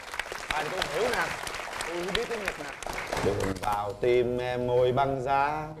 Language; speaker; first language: Vietnamese; native; Vietnamese